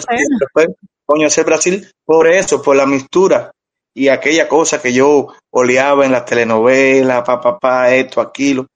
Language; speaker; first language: Portuguese; non-native, learner; Spanish